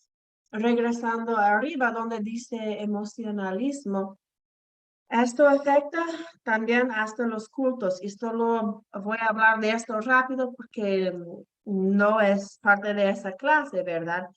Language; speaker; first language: Spanish; non-native, fluent; English